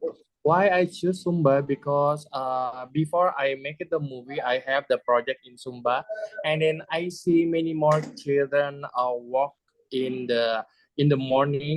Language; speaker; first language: English; non-native, learner; Indonesian